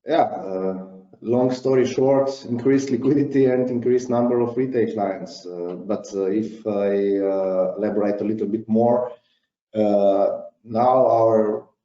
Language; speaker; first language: English; non-native, fluent; Slovenian